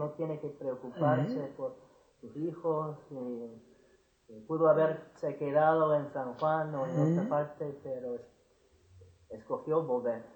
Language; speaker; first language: Spanish; non-native, fluent; English